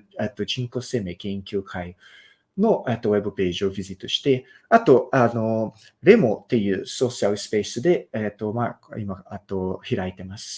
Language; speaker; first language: Japanese; non-native, fluent; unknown